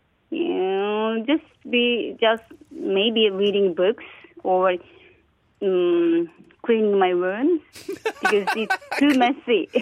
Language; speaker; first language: English; non-native, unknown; Japanese